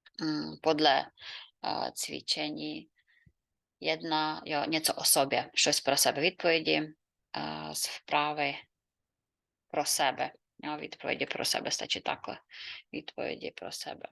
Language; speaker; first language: Czech; non-native, fluent; Ukrainian